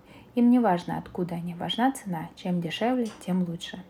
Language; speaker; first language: Russian; native; Russian